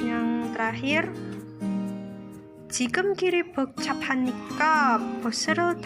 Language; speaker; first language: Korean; non-native, learner; Indonesian